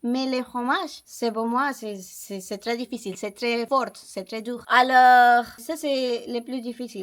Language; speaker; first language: French; non-native, learner; Spanish